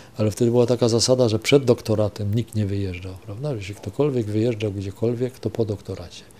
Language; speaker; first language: Polish; non-native, local second language; German